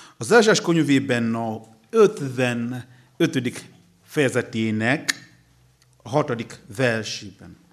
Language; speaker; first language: Hungarian; non-native, learner; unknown